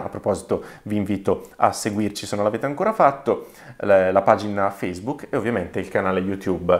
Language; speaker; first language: Italian; native; Italian